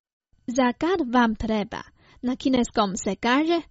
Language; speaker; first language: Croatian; non-native, fluent; Chinese